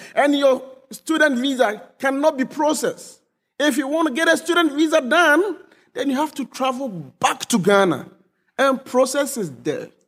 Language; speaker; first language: English; non-native, local second language; Akan